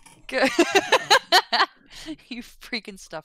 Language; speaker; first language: English; native; English